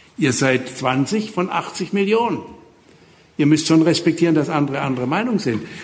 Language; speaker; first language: German; native; German